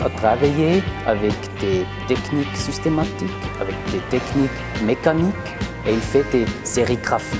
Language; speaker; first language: French; non-native, local second language; German